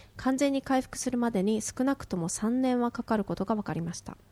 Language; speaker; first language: Japanese; native; Japanese